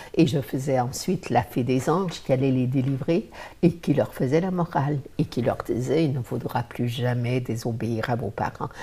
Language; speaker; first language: French; native; French